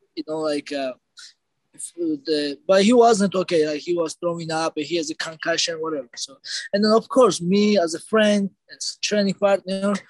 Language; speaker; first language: English; non-native, learner; Georgian